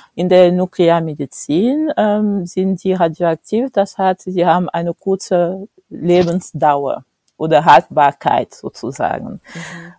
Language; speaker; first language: German; non-native, fluent; French